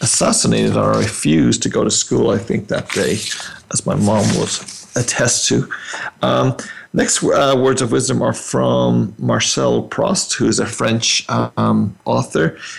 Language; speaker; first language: English; native; English